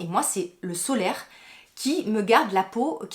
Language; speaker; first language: French; native; French